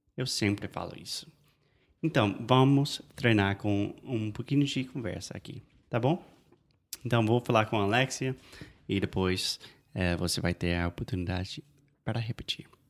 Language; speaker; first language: Portuguese; non-native, fluent; English